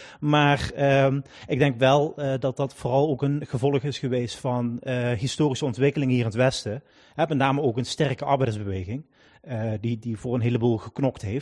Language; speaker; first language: Dutch; native; Dutch